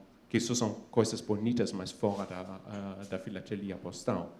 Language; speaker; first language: Portuguese; non-native, fluent; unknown